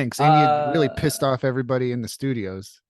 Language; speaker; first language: English; native; English